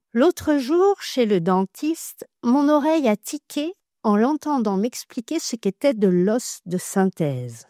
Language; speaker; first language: French; native; French